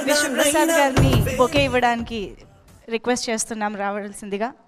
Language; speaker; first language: Telugu; native; Telugu